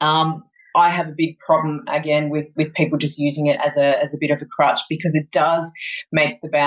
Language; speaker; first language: English; native; English